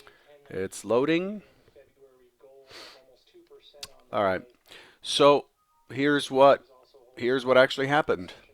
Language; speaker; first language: English; native; English